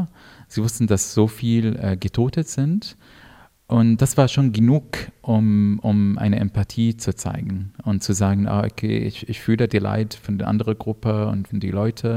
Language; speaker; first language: German; non-native, fluent; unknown